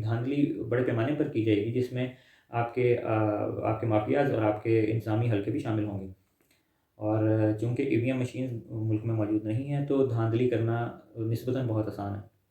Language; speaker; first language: Urdu; native; Urdu